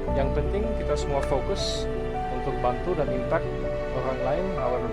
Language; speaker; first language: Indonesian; early bilingual, other home language; Dutch